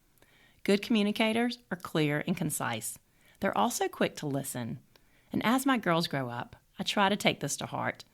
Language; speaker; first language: English; native; English